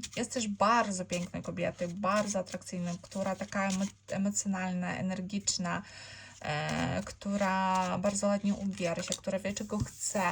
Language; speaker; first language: Polish; non-native, learner; Ukrainian